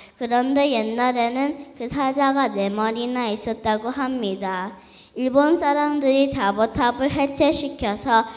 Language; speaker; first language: Korean; early bilingual, heritage; Korean